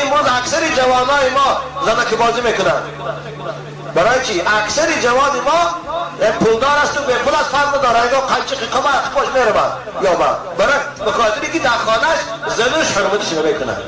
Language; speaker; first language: Persian; native; Persian